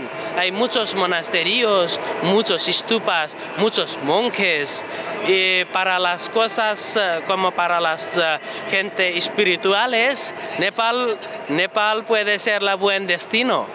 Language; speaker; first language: Spanish; non-native, learner; Nepali